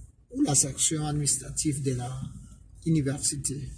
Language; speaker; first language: French; non-native, fluent; Spanish